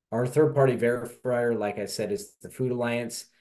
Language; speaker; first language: English; native; English